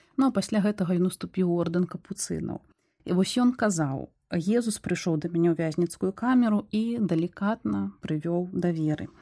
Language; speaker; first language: Belarusian; non-native, local second language; Russian